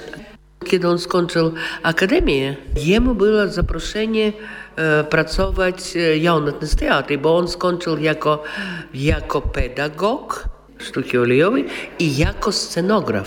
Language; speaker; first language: Polish; non-native, local second language; Russian